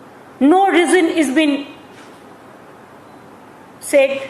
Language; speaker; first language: English; non-native, local second language; Bangla